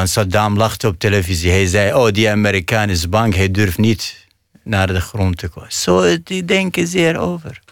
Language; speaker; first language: Dutch; non-native, fluent; Arabic